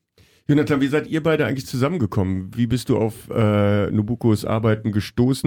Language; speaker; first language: German; native; German